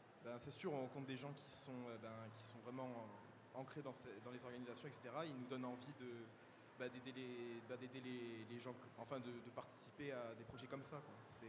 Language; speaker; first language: French; native; French